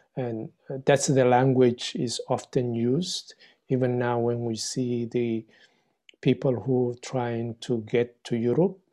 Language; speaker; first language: English; non-native, fluent; Somali